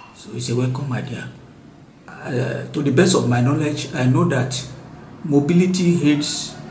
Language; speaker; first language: English; non-native, local second language; Yoruba